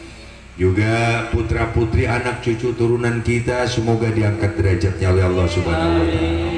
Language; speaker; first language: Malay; non-native, local second language; Sundanese